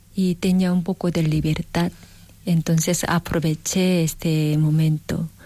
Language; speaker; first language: Spanish; non-native, learner; Korean